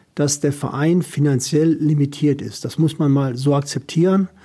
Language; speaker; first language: German; native; German